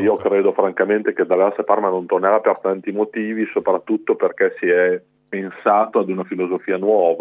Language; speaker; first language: Italian; native; Italian